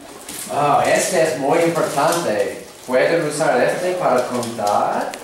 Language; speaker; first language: Spanish; non-native, learner; English